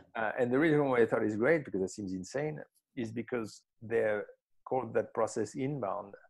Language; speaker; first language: English; non-native, fluent; French